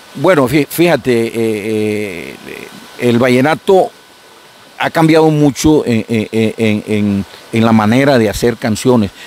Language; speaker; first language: Spanish; native; Spanish